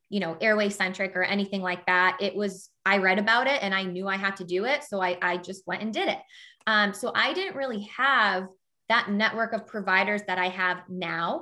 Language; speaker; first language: English; native; English